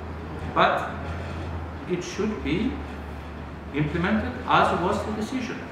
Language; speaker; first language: English; non-native, fluent; Greek